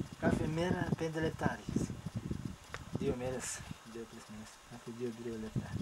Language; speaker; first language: Greek; non-native, learner; Romanian